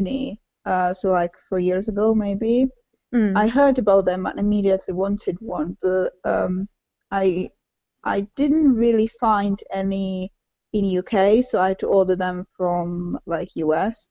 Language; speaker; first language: English; non-native, fluent; Czech